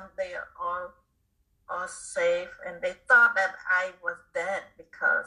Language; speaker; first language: English; non-native, fluent; Khmer